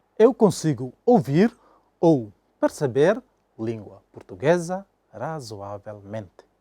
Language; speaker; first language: Portuguese; non-native, local second language; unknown